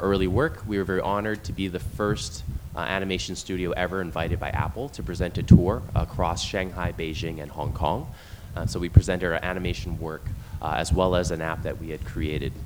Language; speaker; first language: English; non-native, fluent; Chinese